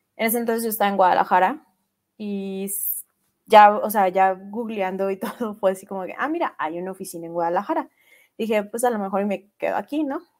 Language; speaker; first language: Spanish; native; Spanish